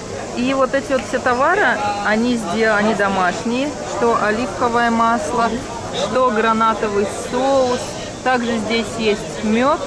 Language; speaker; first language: Russian; native; Russian